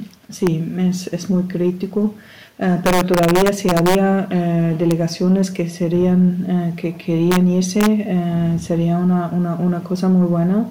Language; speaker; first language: Spanish; non-native, learner; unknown